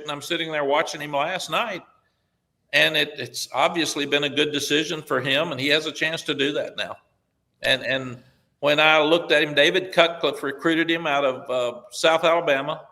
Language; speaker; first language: English; native; English